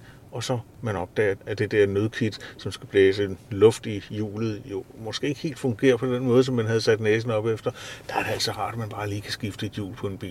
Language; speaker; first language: Danish; native; Danish